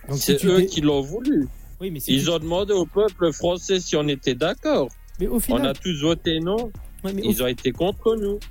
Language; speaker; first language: French; native; French